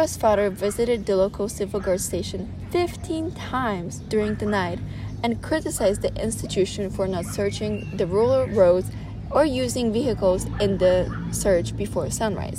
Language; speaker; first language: English; non-native, fluent; Polish